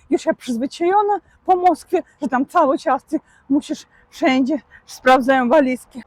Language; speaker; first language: Polish; non-native, fluent; Russian